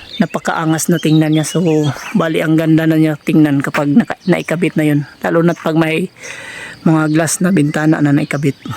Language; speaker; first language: Filipino; non-native, local second language; Cebuano